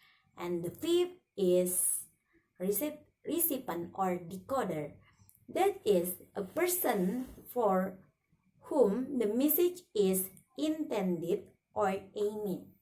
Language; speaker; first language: English; non-native, learner; Indonesian